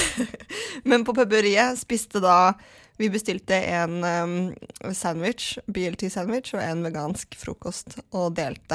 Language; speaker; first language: Norwegian; native; Norwegian